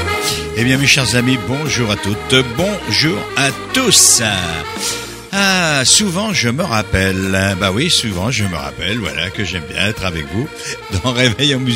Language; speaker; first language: French; native; French